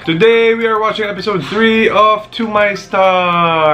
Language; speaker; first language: English; non-native, local second language; Filipino